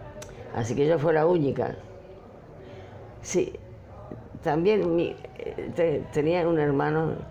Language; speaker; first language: Spanish; non-native, fluent; Polish